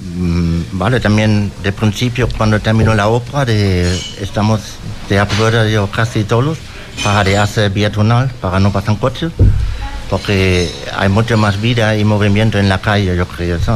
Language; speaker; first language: Spanish; non-native, learner; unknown